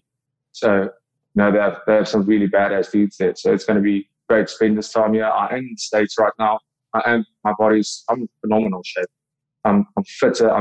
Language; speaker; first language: English; non-native, local second language; Afrikaans